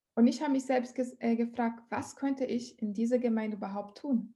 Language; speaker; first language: German; non-native, learner; Portuguese